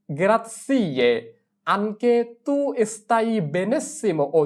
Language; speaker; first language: Italian; non-native, fluent; Bangla